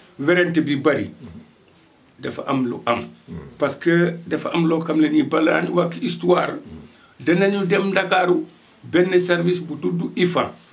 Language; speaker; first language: Wolof; non-native, local second language; Fula